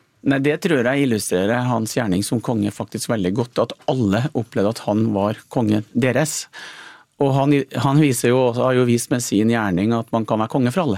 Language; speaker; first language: Norwegian; native; Norwegian